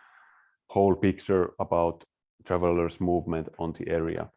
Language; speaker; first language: English; non-native, fluent; Finnish